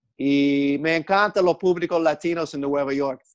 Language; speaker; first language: Spanish; non-native, learner; English